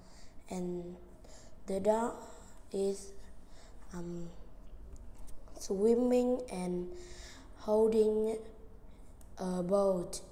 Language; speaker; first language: English; non-native, learner; Vietnamese